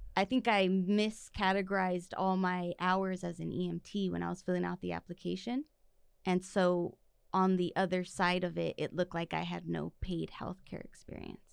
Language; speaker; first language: English; native; English